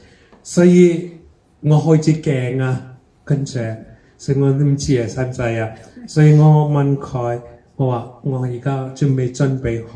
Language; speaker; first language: Cantonese; early bilingual, heritage; Cantonese